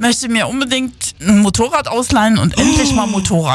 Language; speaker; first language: German; native; German